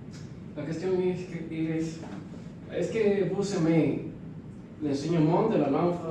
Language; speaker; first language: French; non-native, learner; Spanish